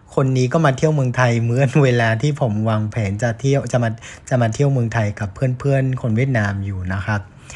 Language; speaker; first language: Thai; non-native, fluent; Vietnamese